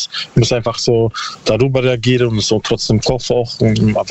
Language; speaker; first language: German; non-native, learner; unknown